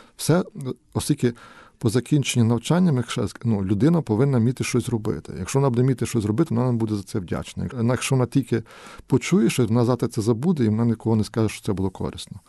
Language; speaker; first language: Ukrainian; native; Ukrainian